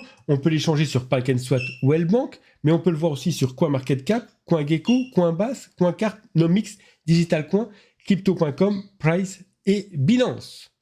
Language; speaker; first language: French; native; French